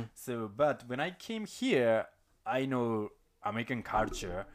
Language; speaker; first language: English; non-native, learner; Japanese